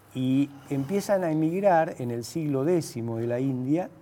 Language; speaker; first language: Spanish; native; Spanish